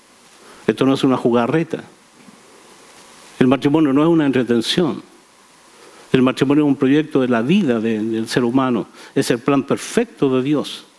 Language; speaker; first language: Spanish; native; Spanish